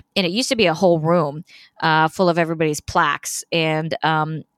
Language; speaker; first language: English; native; English